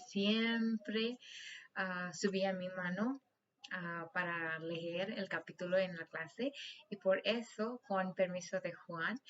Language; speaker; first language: Spanish; non-native, learner; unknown